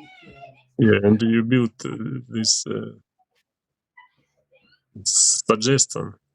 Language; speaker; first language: English; non-native, learner; Ukrainian